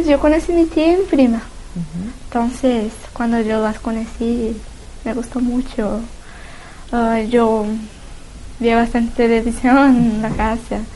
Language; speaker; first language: Spanish; non-native, learner; Portuguese